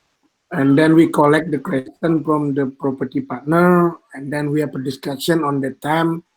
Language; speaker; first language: English; non-native, learner; Indonesian